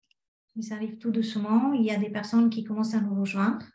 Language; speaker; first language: French; native; French